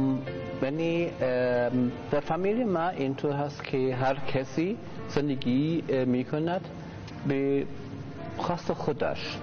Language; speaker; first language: Persian; non-native, learner; German